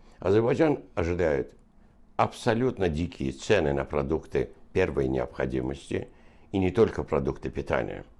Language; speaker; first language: Russian; non-native, local second language; Azerbaijani